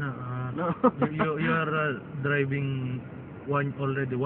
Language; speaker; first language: English; non-native, local second language; Filipino